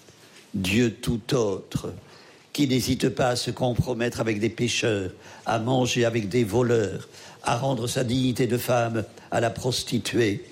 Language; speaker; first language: French; native; French